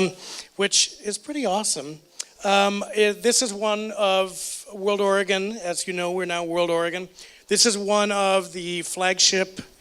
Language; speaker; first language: English; native; English